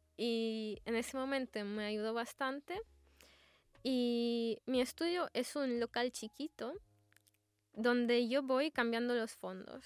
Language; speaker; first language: Spanish; non-native, fluent; Russian